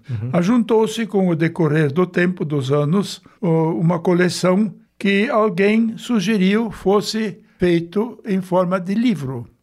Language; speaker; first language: Portuguese; early bilingual, other home language; German